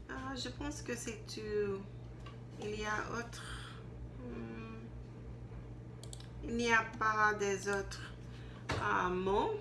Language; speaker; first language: French; non-native, learner; English